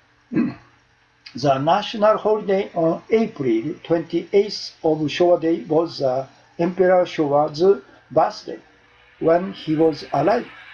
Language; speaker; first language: English; non-native, learner; Japanese